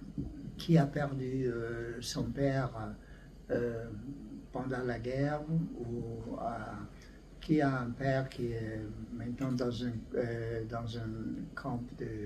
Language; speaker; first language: French; non-native, learner; Hungarian